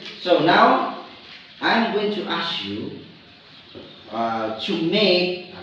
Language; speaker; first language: English; non-native, learner; Indonesian